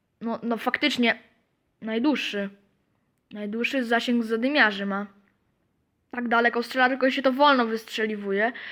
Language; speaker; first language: Polish; native; Polish